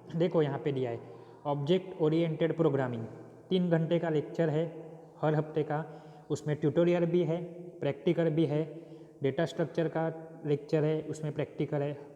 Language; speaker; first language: Hindi; non-native, local second language; Marathi